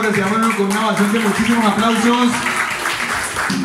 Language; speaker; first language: Spanish; native; Spanish